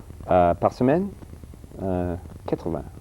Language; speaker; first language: French; early bilingual, heritage; English